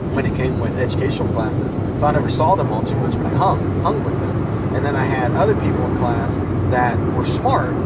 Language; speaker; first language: English; early bilingual, other home language; Spanish